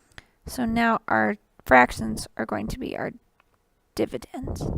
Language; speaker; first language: English; native; English